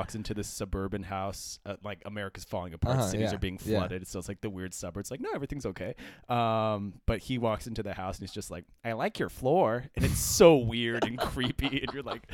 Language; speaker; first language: English; native; English